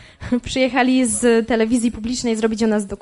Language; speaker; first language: Polish; native; Polish